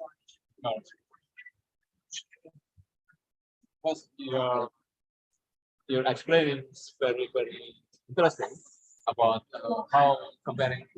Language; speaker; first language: English; non-native, learner; Indonesian